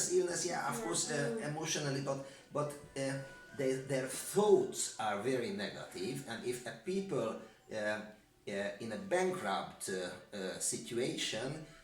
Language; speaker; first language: English; non-native, learner; Hungarian